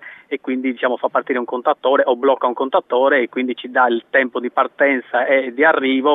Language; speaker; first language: Italian; native; Italian